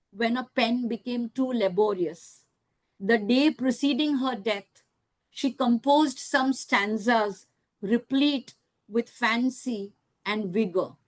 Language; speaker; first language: English; non-native, local second language; Gujarati